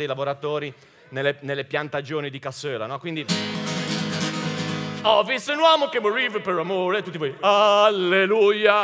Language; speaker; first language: Italian; native; Italian